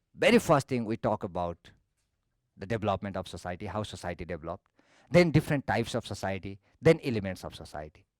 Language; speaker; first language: English; non-native, local second language; Nepali